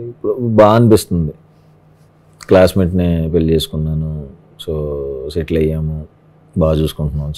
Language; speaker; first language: Telugu; native; Telugu